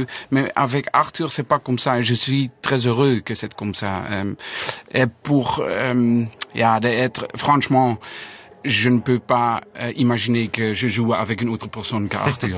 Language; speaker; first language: French; non-native, learner; Dutch